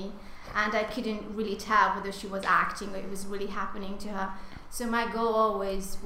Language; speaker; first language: English; non-native, fluent; Hungarian